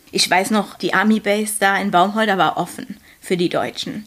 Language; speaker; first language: German; native; German